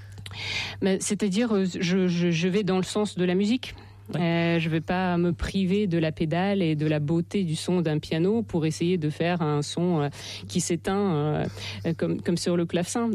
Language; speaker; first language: French; non-native, fluent; Russian